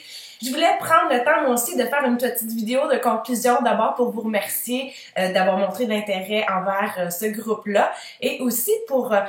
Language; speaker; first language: French; native; French